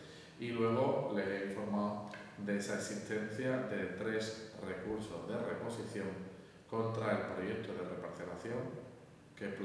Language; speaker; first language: Spanish; native; Spanish